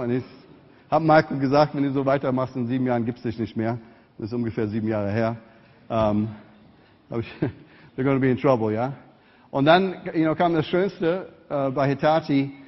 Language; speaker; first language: German; non-native, fluent; English